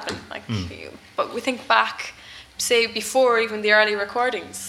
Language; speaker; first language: English; native; English